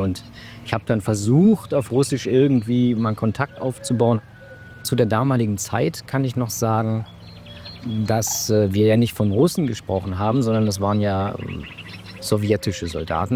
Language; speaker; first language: German; native; German